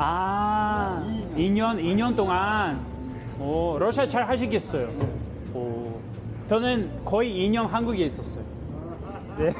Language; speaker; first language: Korean; non-native, fluent; Russian